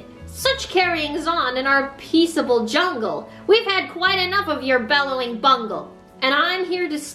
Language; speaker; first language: English; native; English